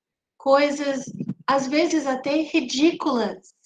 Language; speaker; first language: Portuguese; non-native, fluent; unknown